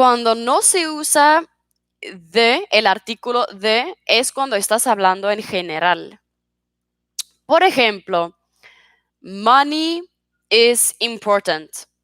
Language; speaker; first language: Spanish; non-native, fluent; Swedish